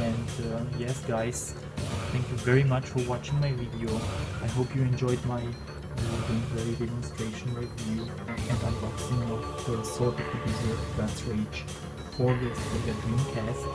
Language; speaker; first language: English; non-native, fluent; German